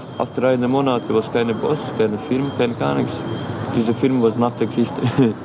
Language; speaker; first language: German; non-native, learner; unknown